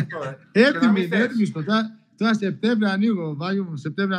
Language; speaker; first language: Greek; non-native, local second language; Albanian